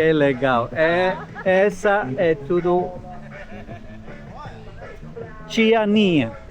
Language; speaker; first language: Portuguese; non-native, learner; English